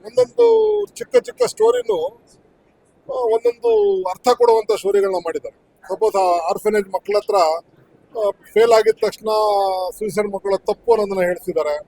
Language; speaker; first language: Kannada; native; Kannada